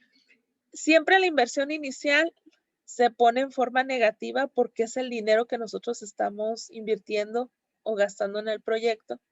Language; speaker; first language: Spanish; native; Spanish